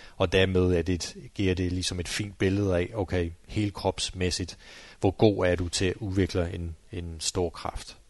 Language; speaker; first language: Danish; non-native, fluent; English